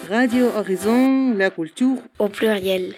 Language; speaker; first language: French; non-native, learner; Ingush